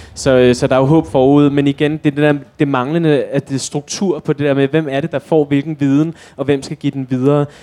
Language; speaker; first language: Danish; native; Danish